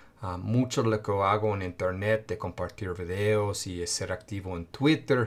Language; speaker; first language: Spanish; non-native, fluent; English